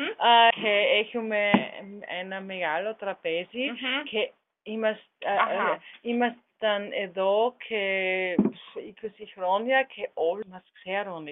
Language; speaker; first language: Greek; non-native, learner; German